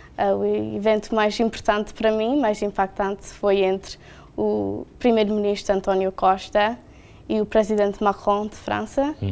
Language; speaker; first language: Portuguese; early bilingual, heritage; Portuguese